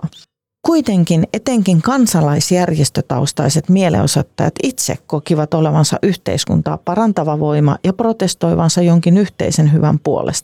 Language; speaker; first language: Finnish; native; Finnish